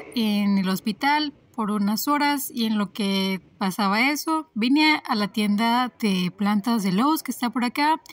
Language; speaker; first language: Spanish; native; Spanish